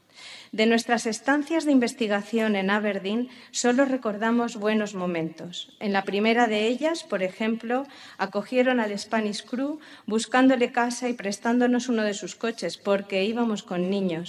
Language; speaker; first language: Spanish; native; Spanish